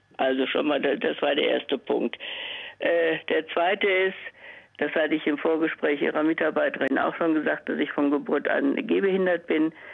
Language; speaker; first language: German; native; German